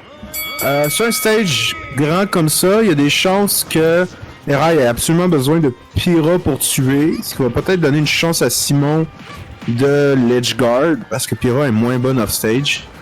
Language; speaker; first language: French; native; French